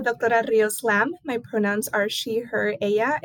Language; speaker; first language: English; early bilingual, other home language; Spanish